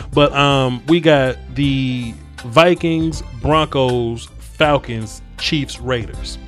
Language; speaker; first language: English; native; English